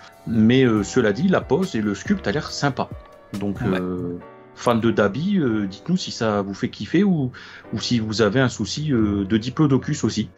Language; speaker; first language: French; native; French